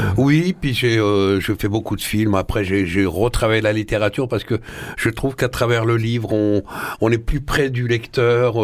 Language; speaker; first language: French; early bilingual, other home language; Arabic